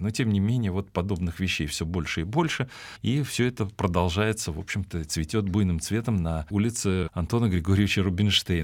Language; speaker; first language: Russian; native; Russian